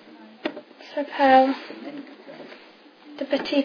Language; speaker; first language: French; non-native, learner; English